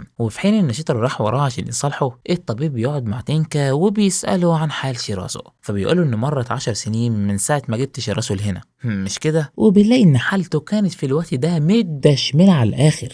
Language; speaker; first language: Arabic; native; Arabic